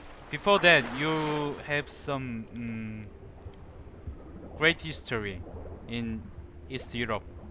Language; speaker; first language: English; non-native, learner; Korean